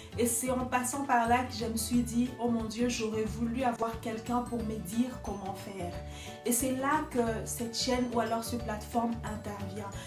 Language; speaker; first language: French; non-native, local second language; Lingala